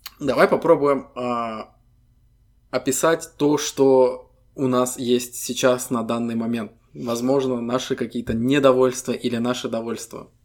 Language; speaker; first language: Russian; native; Russian